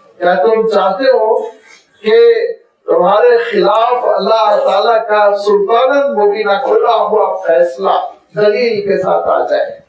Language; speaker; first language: Urdu; native; Urdu